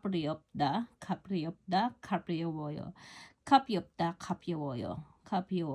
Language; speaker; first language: Korean; non-native, learner; Filipino